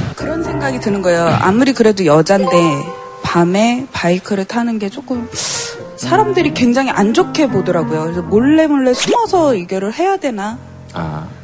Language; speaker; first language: Korean; native; Korean